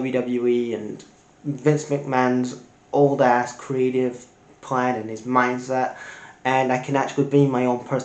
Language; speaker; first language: English; native; English